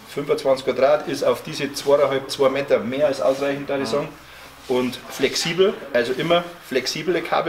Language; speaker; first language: German; native; German